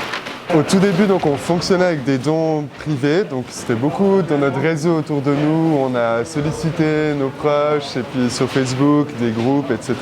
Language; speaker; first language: French; native; French